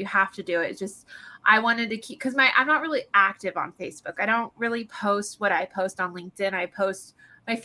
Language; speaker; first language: English; native; English